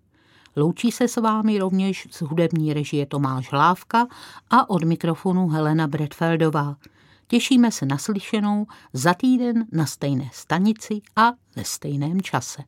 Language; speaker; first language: Czech; native; Czech